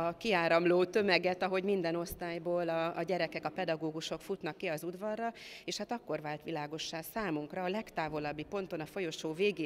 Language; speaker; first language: Hungarian; native; Hungarian